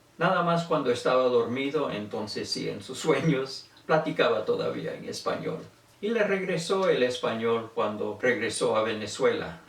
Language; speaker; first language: Spanish; native; Spanish